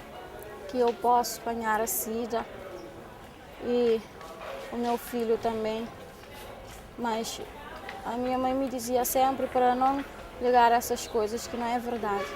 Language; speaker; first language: Portuguese; non-native, local second language; Kabuverdianu